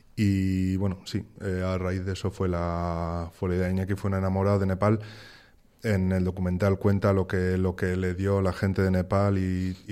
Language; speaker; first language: Spanish; native; Spanish